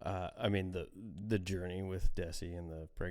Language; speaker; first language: English; native; English